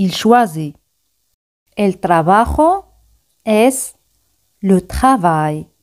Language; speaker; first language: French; non-native, fluent; Spanish